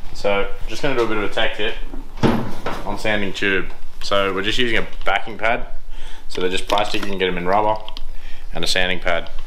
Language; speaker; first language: English; native; English